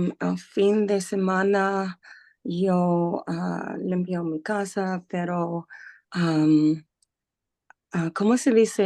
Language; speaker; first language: Spanish; non-native, learner; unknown